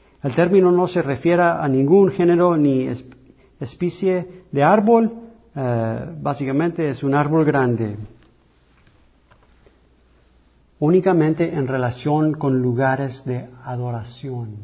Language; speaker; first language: Spanish; early bilingual, heritage; English